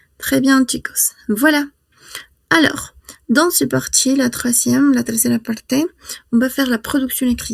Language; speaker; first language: French; non-native, fluent; Spanish